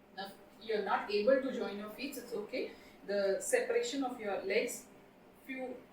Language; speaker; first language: English; non-native, local second language; Marathi